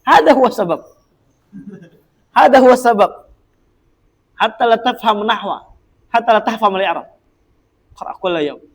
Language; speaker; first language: Arabic; non-native, fluent; Indonesian